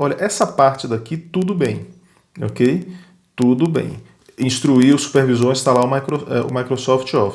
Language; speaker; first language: Portuguese; native; Portuguese